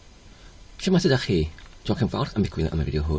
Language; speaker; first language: Welsh; non-native, learner; English